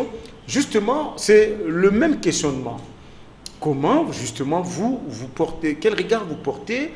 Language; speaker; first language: French; non-native, local second language; Lingala